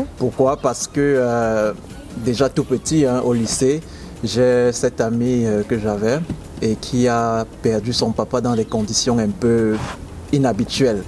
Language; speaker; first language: French; native; French